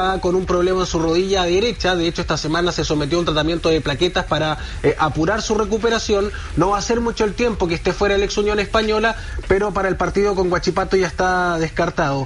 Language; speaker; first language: Spanish; native; Spanish